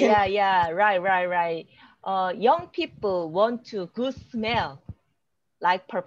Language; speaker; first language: English; non-native, learner; Korean